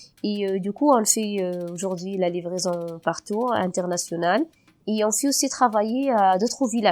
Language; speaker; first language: French; non-native, local second language; Berber languages